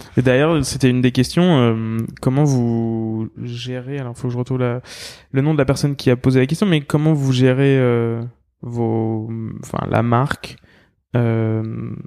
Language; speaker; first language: French; native; French